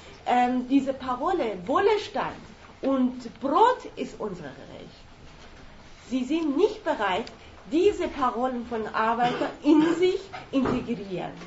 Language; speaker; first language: German; non-native, learner; Persian